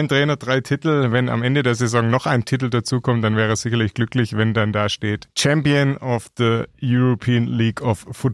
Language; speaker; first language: German; native; German